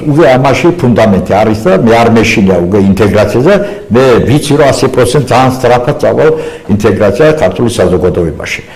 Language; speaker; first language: Georgian; non-native, local second language; Azerbaijani